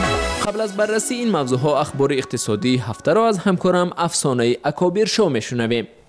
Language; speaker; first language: Persian; native; Persian